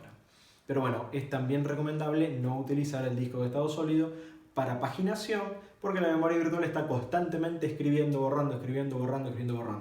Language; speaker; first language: Spanish; native; Spanish